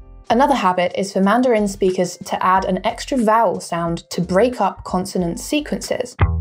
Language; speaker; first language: English; native; English